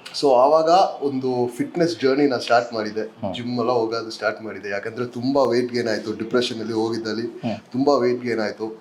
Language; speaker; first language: Kannada; non-native, local second language; English